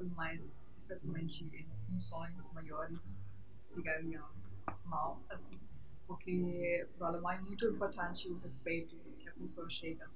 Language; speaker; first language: Portuguese; non-native, fluent; German